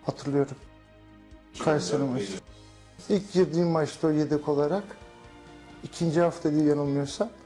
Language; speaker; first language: Turkish; early bilingual, heritage; Turkish